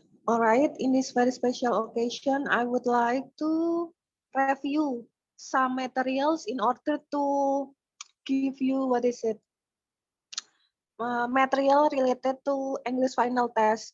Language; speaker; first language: English; non-native, fluent; Indonesian